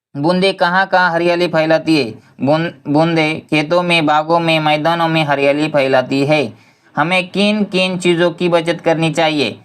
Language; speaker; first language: Hindi; non-native, local second language; Marathi